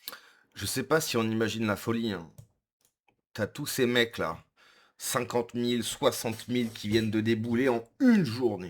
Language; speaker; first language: French; native; French